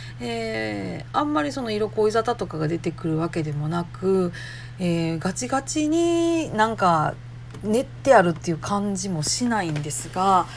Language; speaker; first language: Japanese; native; Japanese